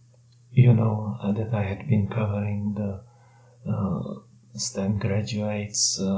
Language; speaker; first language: English; non-native, fluent; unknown